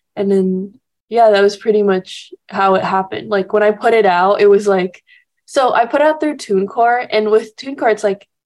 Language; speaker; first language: English; early bilingual, other home language; Indonesian